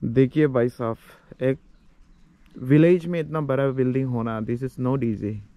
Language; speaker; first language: Hindi; non-native, local second language; Adi